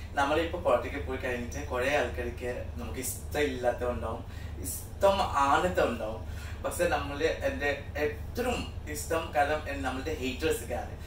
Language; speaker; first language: Malayalam; non-native, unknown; Assamese